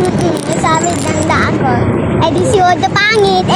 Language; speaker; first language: Filipino; non-native, learner; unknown